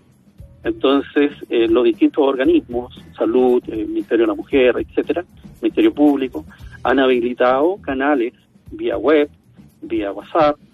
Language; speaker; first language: Spanish; native; Spanish